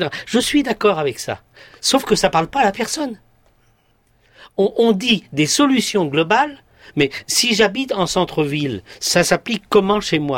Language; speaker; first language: French; native; French